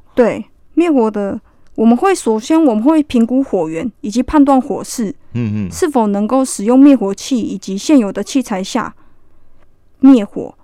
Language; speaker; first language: Chinese; native; Chinese